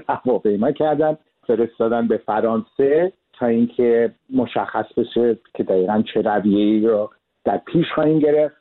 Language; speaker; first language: Persian; early bilingual, heritage; Persian